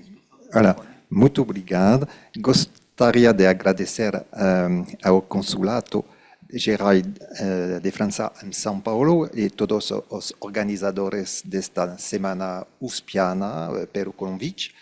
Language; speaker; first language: Portuguese; non-native, fluent; French